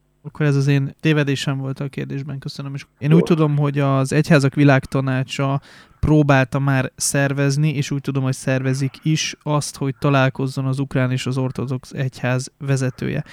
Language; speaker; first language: Hungarian; native; Hungarian